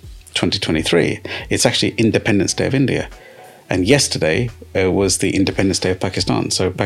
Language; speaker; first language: English; native; English